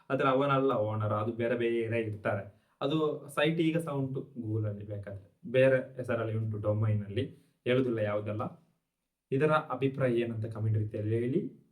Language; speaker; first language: Kannada; non-native, local second language; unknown